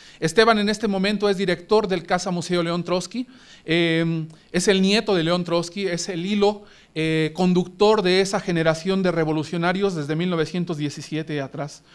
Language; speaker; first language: Spanish; native; Spanish